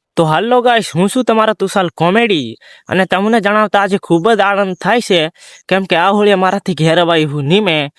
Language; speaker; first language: Gujarati; non-native, local second language; Bhili